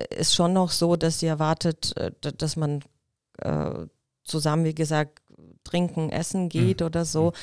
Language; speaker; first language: German; non-native, fluent; Russian